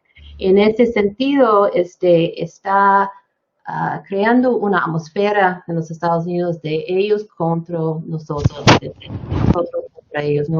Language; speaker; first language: Spanish; non-native, fluent; English